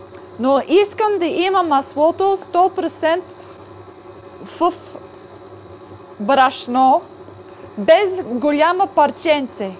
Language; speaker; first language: Bulgarian; non-native, learner; English